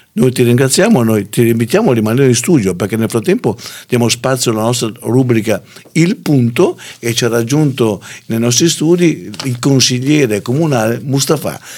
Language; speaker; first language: Italian; native; Italian